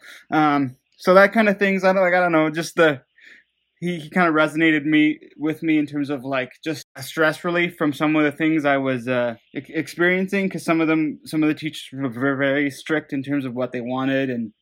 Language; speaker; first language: English; non-native, fluent; Dutch